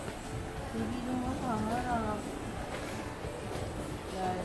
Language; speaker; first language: Filipino; native; Filipino